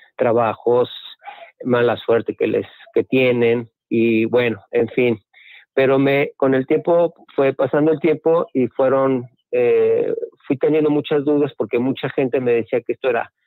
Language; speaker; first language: Spanish; native; Spanish